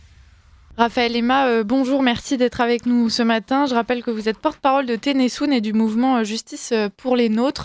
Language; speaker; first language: French; native; French